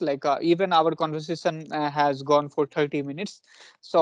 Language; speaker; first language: English; non-native, local second language; Punjabi